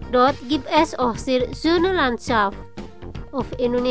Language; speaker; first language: German; non-native, learner; Indonesian